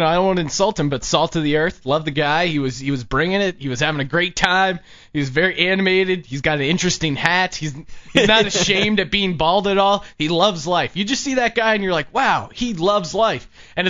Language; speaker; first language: English; native; English